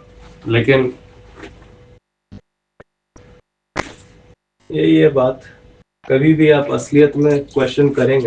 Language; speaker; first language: Hindi; native; Hindi